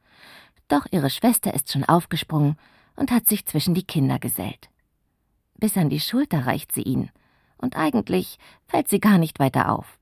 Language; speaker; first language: German; native; German